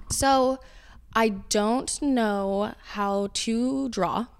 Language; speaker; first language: English; native; English